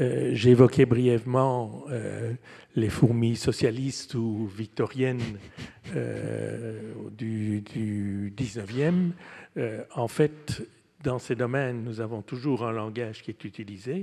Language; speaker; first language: French; native; French